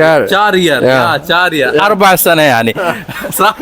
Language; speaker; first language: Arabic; non-native, learner; Hindi